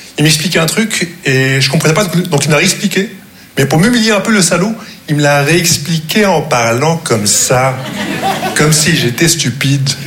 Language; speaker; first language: French; non-native, local second language; Arabic